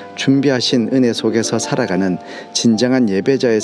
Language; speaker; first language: Korean; native; Korean